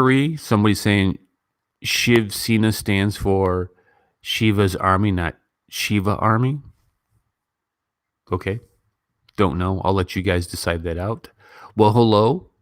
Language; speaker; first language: English; native; English